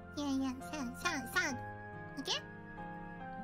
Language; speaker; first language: English; non-native, learner; Japanese